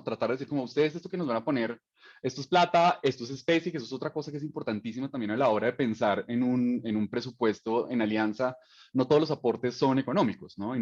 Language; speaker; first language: Spanish; native; Spanish